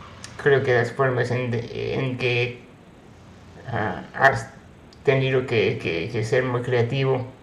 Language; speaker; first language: Spanish; non-native, fluent; English